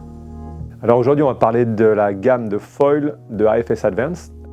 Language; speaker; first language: French; native; French